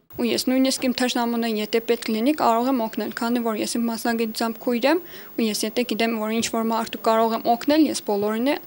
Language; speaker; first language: Armenian; non-native, local second language; Russian